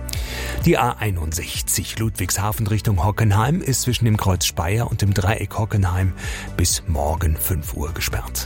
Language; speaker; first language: German; native; German